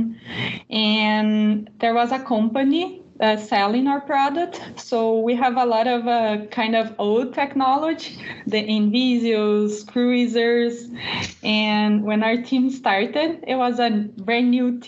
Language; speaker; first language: English; non-native, fluent; Portuguese